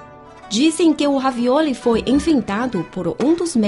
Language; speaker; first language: Portuguese; non-native, fluent; Chinese